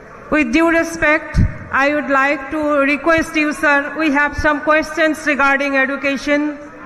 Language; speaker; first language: English; non-native, local second language; Bangla